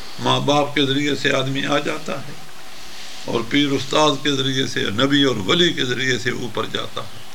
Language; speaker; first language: Urdu; non-native, local second language; Punjabi